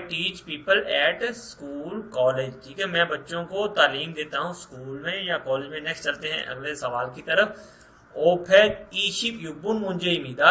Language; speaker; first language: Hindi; non-native, local second language; Punjabi